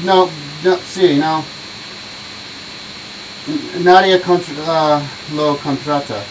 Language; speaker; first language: Spanish; non-native, learner; English